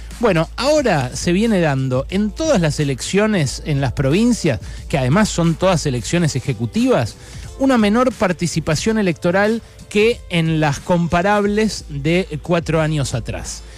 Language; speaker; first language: Spanish; native; Spanish